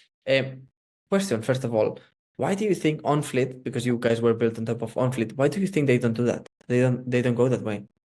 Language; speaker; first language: English; non-native, fluent; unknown